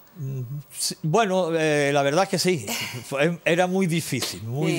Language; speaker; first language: Spanish; native; Spanish